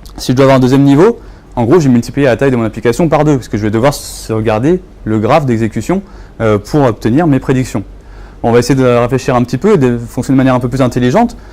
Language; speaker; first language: French; native; French